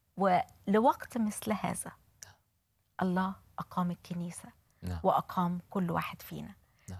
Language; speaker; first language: Arabic; native; Arabic